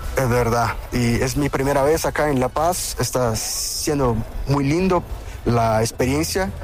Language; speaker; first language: Spanish; non-native, fluent; Portuguese